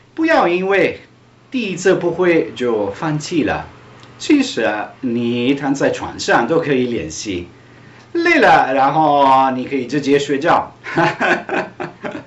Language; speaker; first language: Chinese; non-native, fluent; Italian